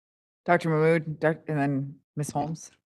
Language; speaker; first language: English; native; English